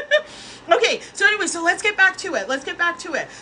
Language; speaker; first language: English; native; English